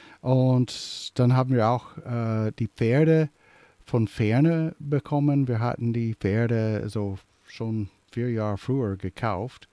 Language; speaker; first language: German; early bilingual, heritage; English